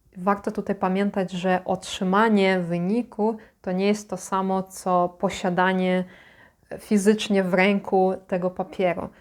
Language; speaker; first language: Polish; native; Polish